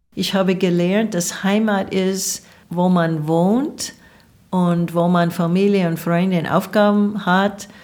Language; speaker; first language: German; non-native, fluent; English